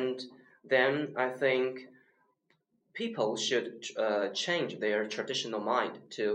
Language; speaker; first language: English; non-native, learner; Chinese